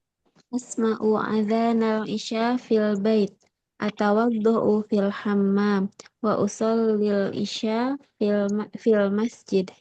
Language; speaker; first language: Arabic; non-native, learner; Indonesian